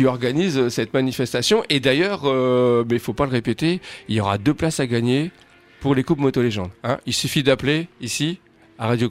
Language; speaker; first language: French; native; French